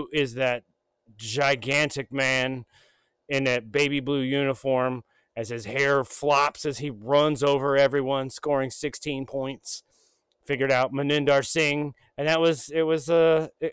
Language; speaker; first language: English; native; English